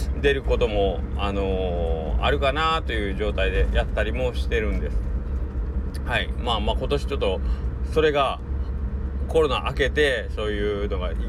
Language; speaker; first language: Japanese; native; Japanese